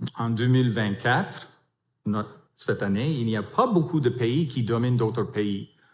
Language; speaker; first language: French; non-native, fluent; English